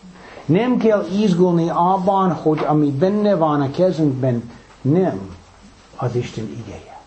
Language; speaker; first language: Hungarian; non-native, fluent; English